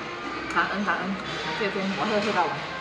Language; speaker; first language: Chinese; native; Chinese